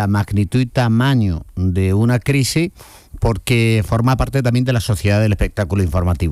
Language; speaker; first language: Spanish; native; Spanish